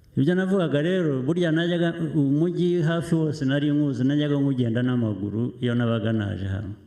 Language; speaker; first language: Kinyarwanda; early bilingual, heritage; Kinyarwanda